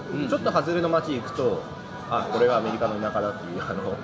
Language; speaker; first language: Japanese; early bilingual, other home language; English